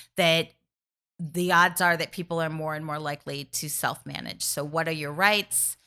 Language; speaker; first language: English; native; English